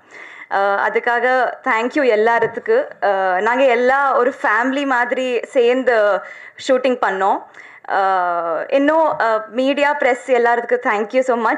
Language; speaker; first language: Tamil; non-native, learner; Telugu